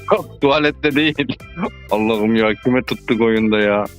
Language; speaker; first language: Turkish; early bilingual, heritage; Turkish